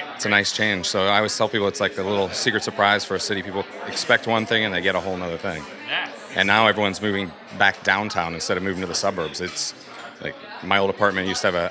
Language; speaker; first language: English; native; English